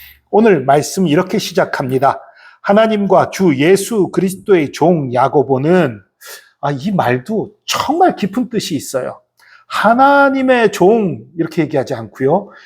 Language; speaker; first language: Korean; native; Korean